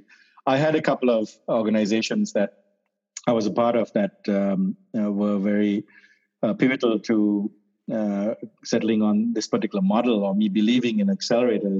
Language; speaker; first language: English; non-native, local second language; Sinhala